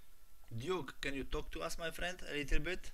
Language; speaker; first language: English; non-native, learner; Polish